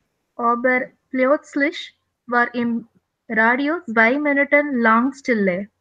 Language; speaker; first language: German; non-native, learner; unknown